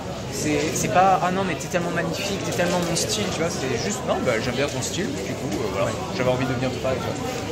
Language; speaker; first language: French; native; French